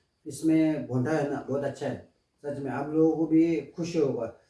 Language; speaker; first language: Hindi; non-native, local second language; Tibetan